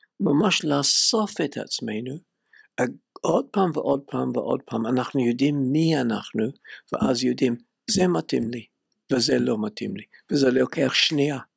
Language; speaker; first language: Hebrew; non-native, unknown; English